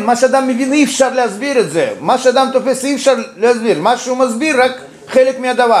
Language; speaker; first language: Hebrew; non-native, fluent; Russian